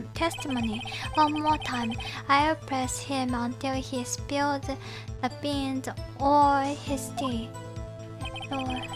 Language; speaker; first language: English; non-native, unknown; Japanese